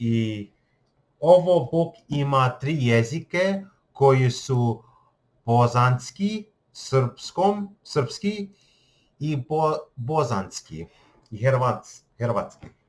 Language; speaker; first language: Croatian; non-native, learner; English